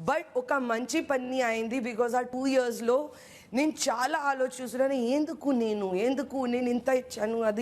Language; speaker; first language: Telugu; non-native, fluent; Hindi